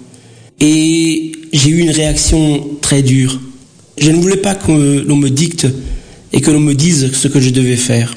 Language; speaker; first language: French; early bilingual, other home language; Portuguese